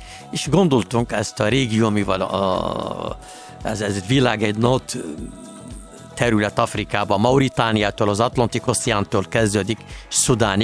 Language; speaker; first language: Hungarian; non-native, fluent; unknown